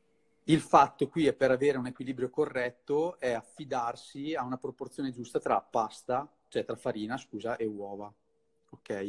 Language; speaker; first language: Italian; native; Italian